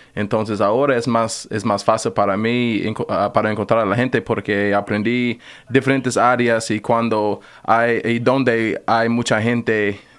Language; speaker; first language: Spanish; non-native, fluent; English